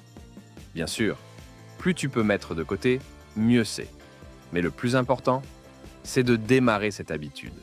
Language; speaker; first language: French; native; French